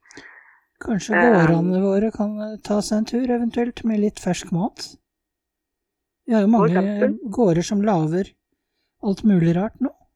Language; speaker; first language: Norwegian; native; Norwegian